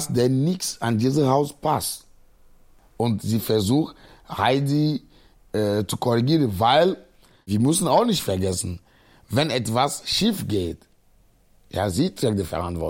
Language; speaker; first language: German; non-native, fluent; Ewe